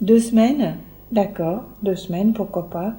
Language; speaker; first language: French; native; French